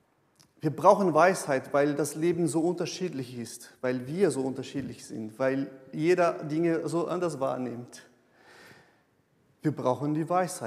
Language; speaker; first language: German; non-native, fluent; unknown